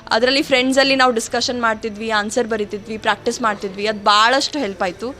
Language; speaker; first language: Kannada; native; Kannada